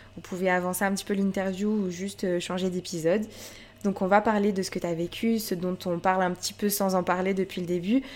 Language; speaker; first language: French; native; French